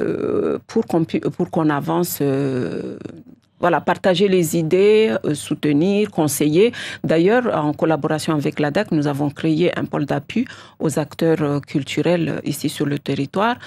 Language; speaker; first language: French; non-native, local second language; Comorian